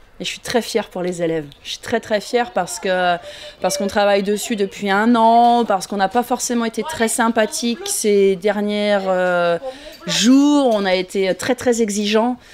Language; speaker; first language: French; native; French